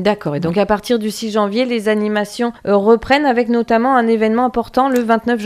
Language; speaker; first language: French; native; French